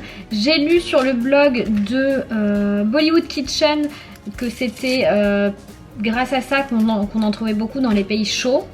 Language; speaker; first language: French; native; French